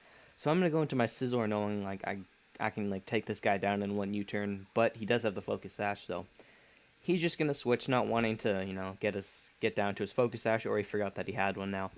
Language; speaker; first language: English; native; English